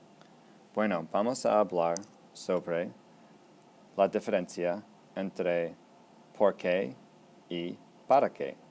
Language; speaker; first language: Spanish; non-native, fluent; English